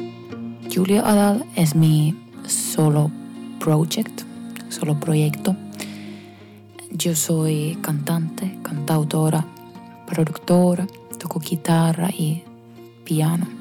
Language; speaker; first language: Spanish; non-native, fluent; Finnish